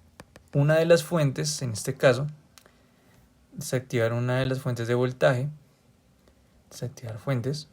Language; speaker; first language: Spanish; native; Spanish